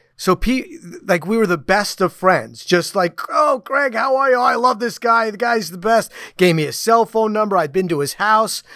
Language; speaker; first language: English; native; English